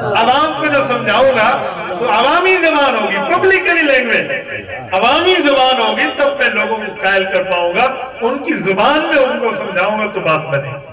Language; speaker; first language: Urdu; non-native, local second language; Saraiki